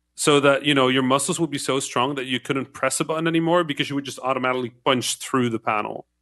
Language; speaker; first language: English; non-native, fluent; Dutch